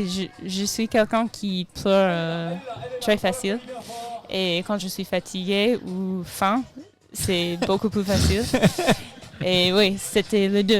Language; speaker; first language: French; non-native, learner; English